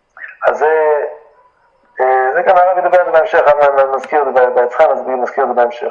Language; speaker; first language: Hebrew; native; Hebrew